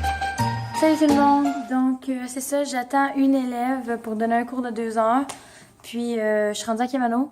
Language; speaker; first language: French; native; French